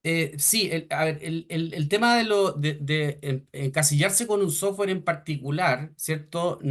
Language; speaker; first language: Spanish; native; Spanish